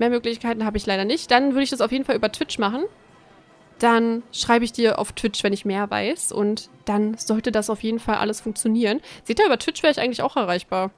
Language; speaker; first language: German; native; German